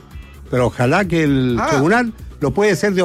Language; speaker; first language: Spanish; native; Spanish